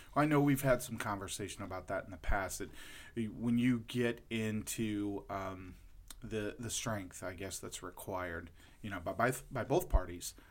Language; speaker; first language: English; native; English